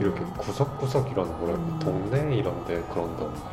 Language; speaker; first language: Korean; native; Korean